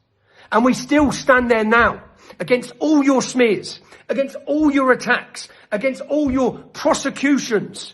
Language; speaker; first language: English; native; English